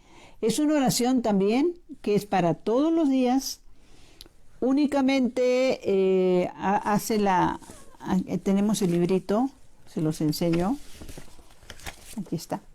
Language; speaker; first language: Spanish; native; Spanish